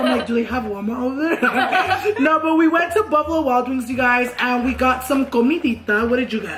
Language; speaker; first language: English; early bilingual, other home language; Spanish